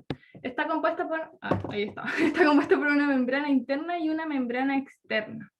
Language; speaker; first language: Spanish; native; Spanish